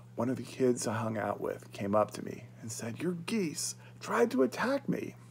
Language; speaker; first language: English; native; English